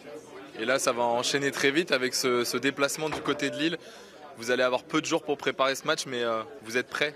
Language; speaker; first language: French; native; French